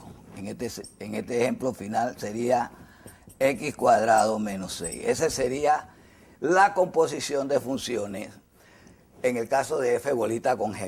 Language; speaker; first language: Spanish; native; Spanish